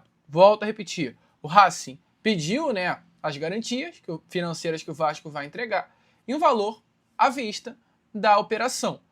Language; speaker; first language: Portuguese; native; Portuguese